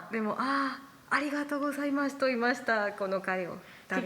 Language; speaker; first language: Japanese; non-native, learner; Spanish